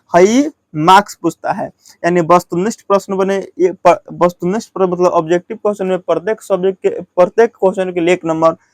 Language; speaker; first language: Hindi; native; Hindi